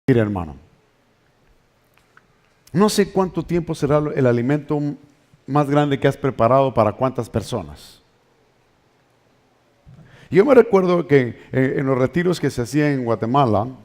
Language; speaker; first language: Spanish; native; Spanish